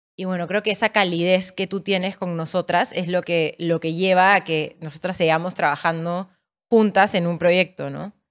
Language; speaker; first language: Spanish; native; Spanish